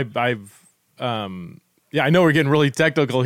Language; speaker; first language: English; native; English